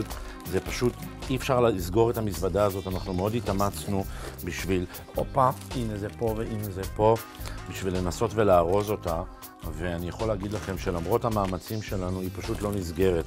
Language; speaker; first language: Hebrew; native; Hebrew